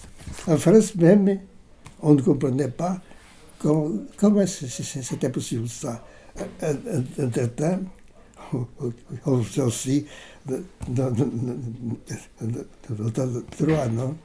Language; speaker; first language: French; non-native, fluent; Portuguese